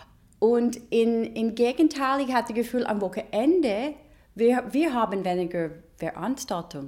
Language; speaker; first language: German; non-native, learner; English